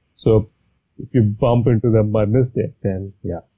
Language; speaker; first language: English; non-native, local second language; Tamil